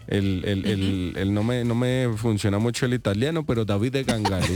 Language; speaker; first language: Spanish; native; Spanish